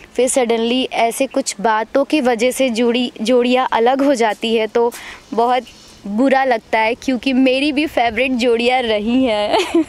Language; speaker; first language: Hindi; native; Hindi